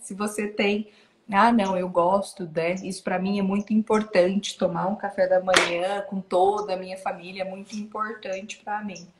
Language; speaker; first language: Portuguese; native; Portuguese